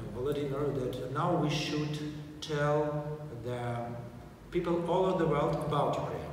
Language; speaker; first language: English; non-native, fluent; Ukrainian